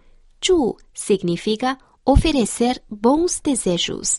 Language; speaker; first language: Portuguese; non-native, fluent; Chinese